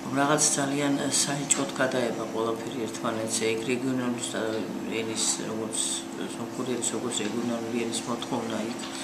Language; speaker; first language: Georgian; native; Georgian